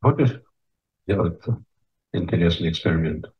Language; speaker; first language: Russian; non-native, fluent; English